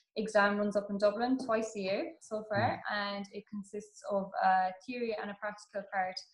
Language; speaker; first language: English; native; English